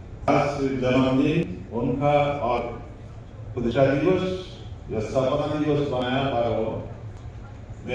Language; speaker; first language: Hindi; non-native, learner; Bangla